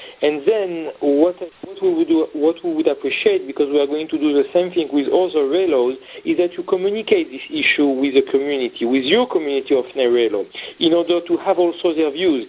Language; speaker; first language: English; non-native, fluent; French